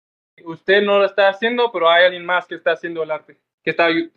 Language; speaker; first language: Spanish; non-native, learner; English